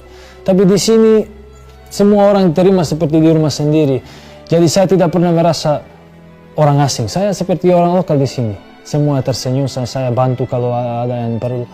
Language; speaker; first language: Indonesian; non-native, fluent; Serbian